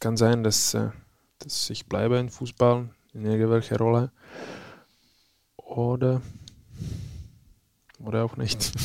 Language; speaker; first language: German; non-native, fluent; Czech